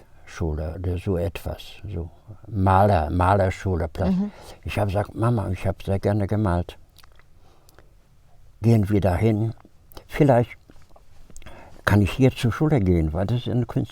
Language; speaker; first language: German; non-native, fluent; Polish